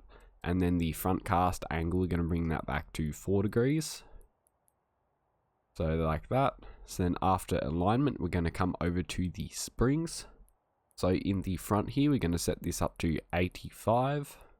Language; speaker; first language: English; native; English